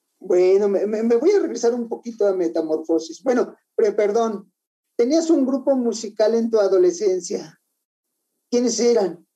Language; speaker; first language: Spanish; native; Spanish